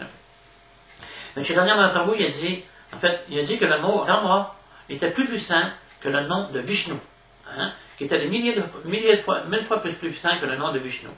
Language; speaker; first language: French; native; French